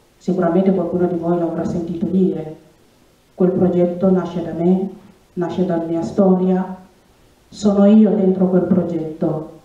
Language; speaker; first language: Italian; non-native, fluent; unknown